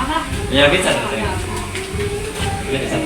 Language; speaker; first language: Indonesian; non-native, learner; Khmer